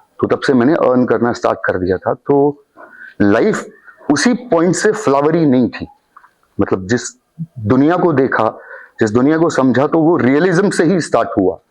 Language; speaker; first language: Hindi; native; Hindi